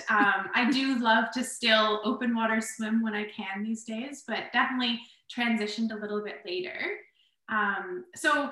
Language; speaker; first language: English; native; English